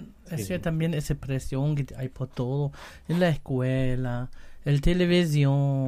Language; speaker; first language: Spanish; non-native, fluent; German